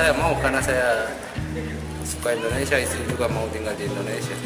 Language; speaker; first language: Indonesian; non-native, learner; Korean